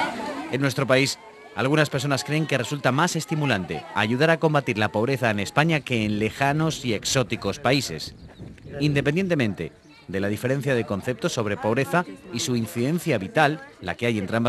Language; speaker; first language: Spanish; native; Spanish